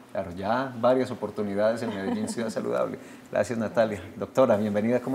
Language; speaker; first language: Spanish; native; Spanish